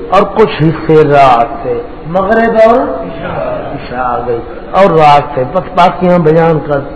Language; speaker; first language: Urdu; non-native, local second language; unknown